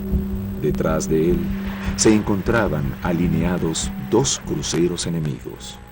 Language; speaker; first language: Spanish; native; Spanish